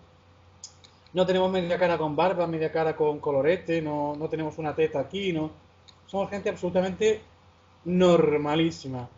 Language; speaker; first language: Spanish; native; Spanish